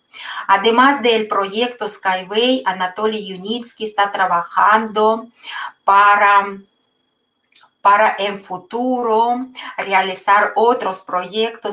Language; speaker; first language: Spanish; non-native, fluent; Russian